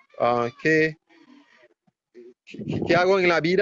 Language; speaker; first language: Spanish; non-native, fluent; Haitian Creole